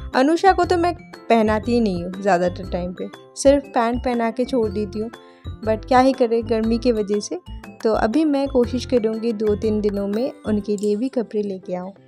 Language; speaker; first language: Hindi; non-native, local second language; Bangla